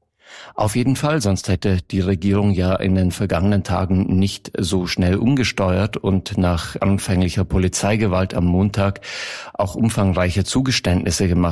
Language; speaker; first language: German; native; German